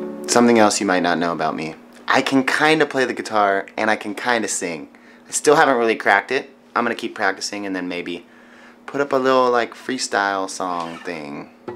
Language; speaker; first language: English; native; English